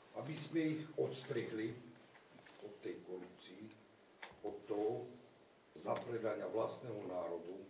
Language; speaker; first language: Slovak; non-native, local second language; Romany